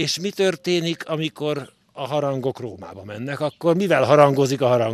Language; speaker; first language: Hungarian; native; Hungarian